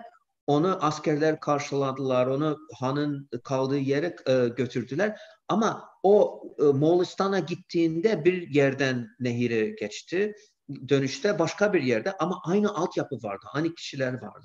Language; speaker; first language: Turkish; non-native, fluent; English